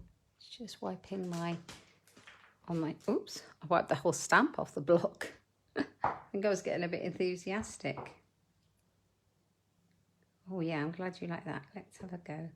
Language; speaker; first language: English; native; English